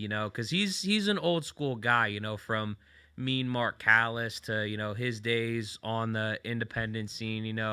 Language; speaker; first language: English; native; English